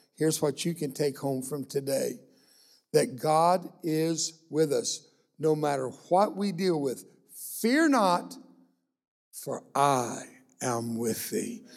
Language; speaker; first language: English; early bilingual, other home language; Spanish